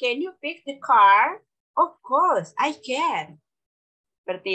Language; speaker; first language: English; non-native, learner; Indonesian